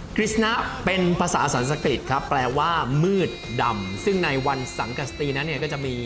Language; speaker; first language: Thai; native; Thai